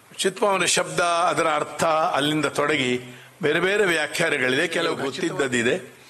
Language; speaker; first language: Kannada; non-native, local second language; Marathi